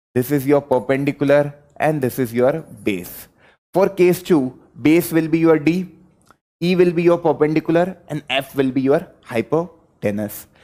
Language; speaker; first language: Hindi; native; Hindi